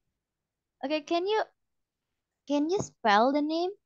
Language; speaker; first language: English; non-native, fluent; Indonesian